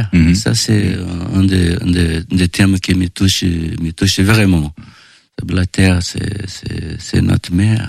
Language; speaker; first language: French; non-native, fluent; Portuguese